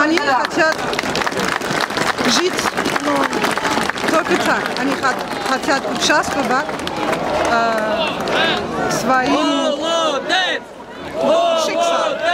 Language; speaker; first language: Russian; non-native, learner; German